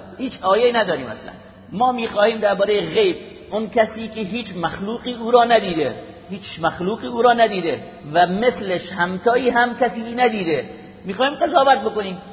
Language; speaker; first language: Persian; native; Persian